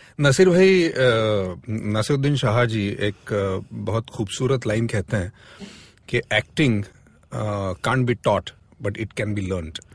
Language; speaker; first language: Hindi; non-native, local second language; Marathi